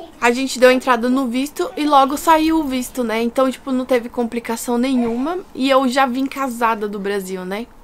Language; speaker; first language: Portuguese; native; Portuguese